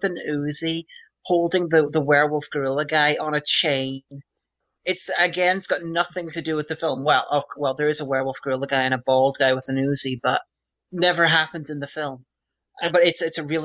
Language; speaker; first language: English; native; English